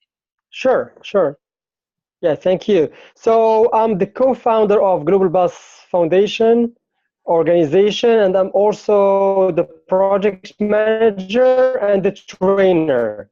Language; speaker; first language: English; non-native, fluent; Arabic